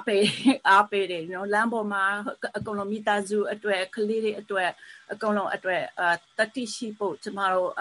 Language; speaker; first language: Burmese; early bilingual, heritage; Burmese